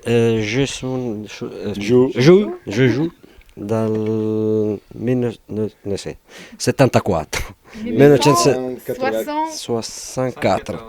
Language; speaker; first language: French; non-native, learner; Italian